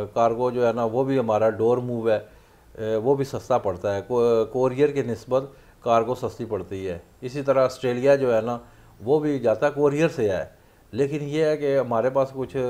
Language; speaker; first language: Urdu; non-native, local second language; Punjabi